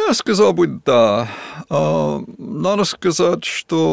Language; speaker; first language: Russian; non-native, fluent; English